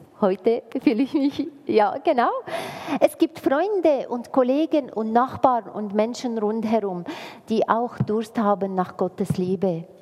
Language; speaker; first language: German; non-native, fluent; Arabic